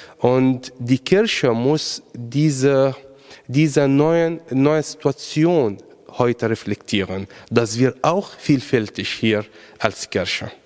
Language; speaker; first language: German; non-native, fluent; Arabic